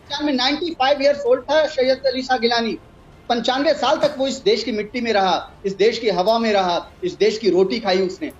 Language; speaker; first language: Hindi; native; Hindi